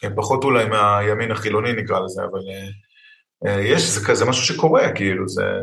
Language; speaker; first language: Hebrew; early bilingual, other home language; English